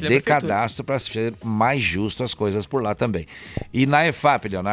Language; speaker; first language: Portuguese; native; Portuguese